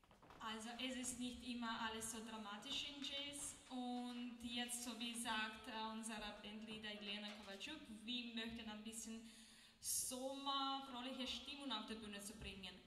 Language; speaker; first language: German; non-native, learner; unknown